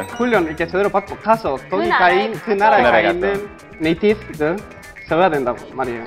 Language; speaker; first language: Korean; non-native, learner; Spanish